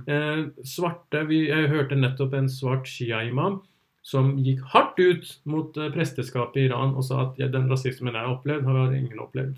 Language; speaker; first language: Norwegian; early bilingual, other home language; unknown